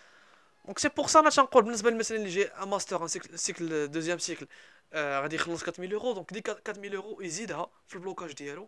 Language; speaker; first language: Arabic; native; Arabic